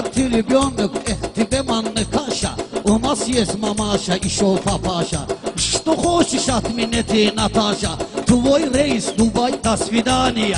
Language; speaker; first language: Russian; non-native, learner; Talysh